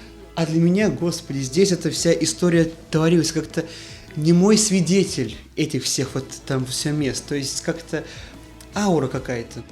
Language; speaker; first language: Russian; native; Russian